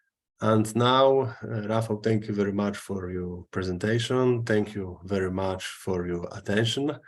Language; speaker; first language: English; non-native, fluent; Polish